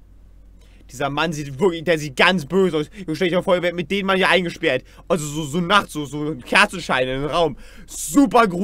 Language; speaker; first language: German; native; German